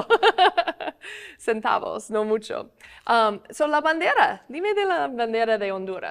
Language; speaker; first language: Spanish; non-native, fluent; English